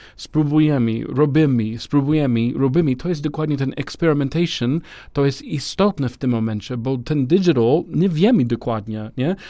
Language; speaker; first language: Polish; non-native, learner; English